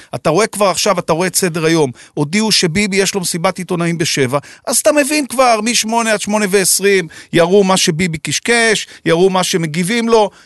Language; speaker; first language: Hebrew; native; Hebrew